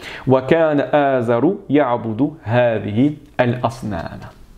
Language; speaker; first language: Arabic; non-native, fluent; French